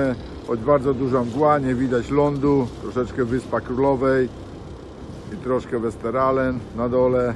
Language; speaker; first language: Polish; native; Polish